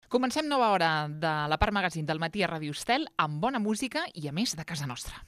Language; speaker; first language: Catalan; native; Catalan